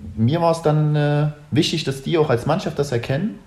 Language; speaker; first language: German; early bilingual, other home language; Russian